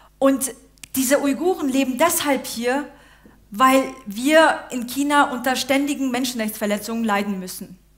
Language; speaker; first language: German; early bilingual, other home language; Uyghur